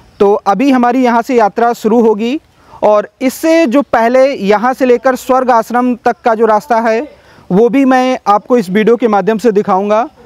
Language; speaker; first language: Hindi; native; Hindi